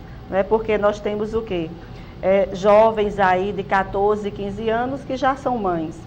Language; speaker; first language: Portuguese; native; Portuguese